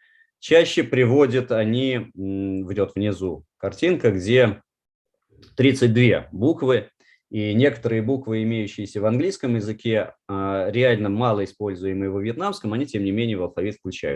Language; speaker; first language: Russian; native; Russian